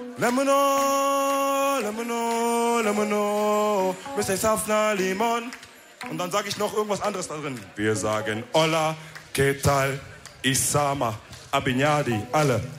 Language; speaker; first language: German; early bilingual, other home language; Wolof